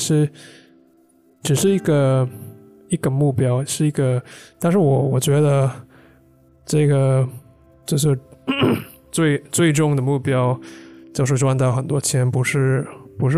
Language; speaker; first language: Chinese; non-native, fluent; English